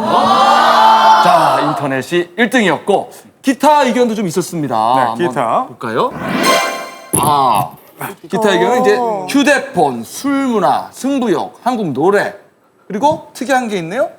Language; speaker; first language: Korean; native; Korean